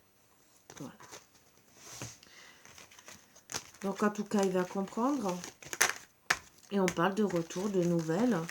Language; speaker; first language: French; native; French